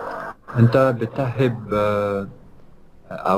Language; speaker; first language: Arabic; non-native, learner; English